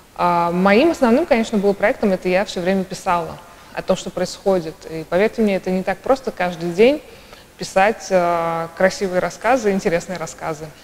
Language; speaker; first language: Russian; native; Russian